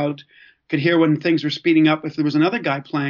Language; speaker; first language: English; native; English